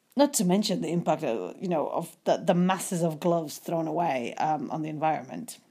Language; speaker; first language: English; non-native, fluent; Polish